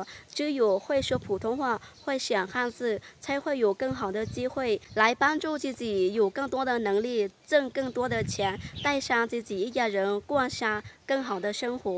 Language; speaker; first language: Chinese; non-native, fluent; Lao